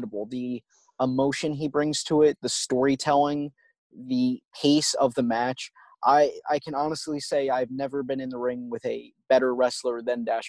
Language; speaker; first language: English; native; English